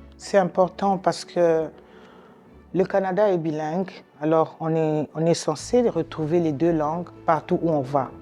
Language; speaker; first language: French; non-native, local second language; Lingala